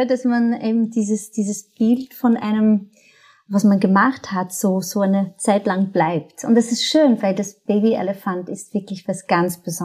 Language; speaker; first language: German; non-native, fluent; Portuguese